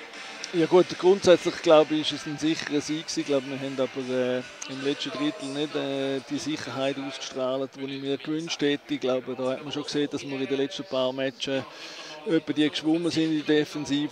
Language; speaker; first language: German; native; German